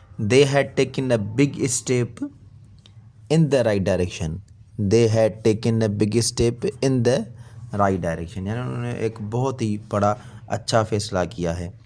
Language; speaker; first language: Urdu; non-native, local second language; Sindhi